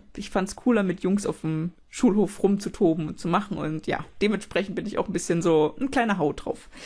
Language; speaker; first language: German; native; German